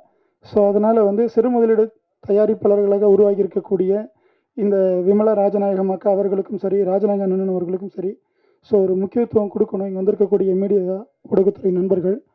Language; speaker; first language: Tamil; native; Tamil